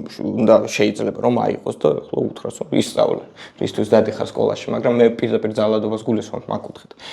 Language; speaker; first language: Georgian; early bilingual, heritage; Georgian